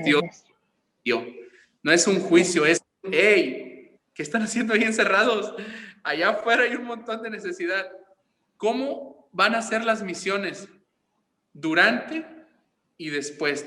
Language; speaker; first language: Spanish; native; Spanish